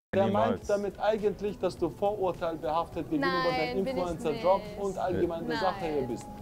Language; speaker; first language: German; native; German